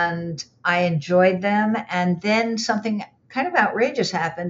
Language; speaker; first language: English; native; English